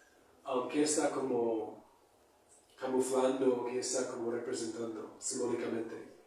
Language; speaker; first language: Spanish; non-native, fluent; English